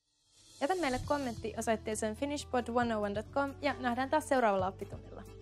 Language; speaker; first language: Finnish; native; Finnish